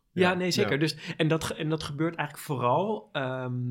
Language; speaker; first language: Dutch; native; Dutch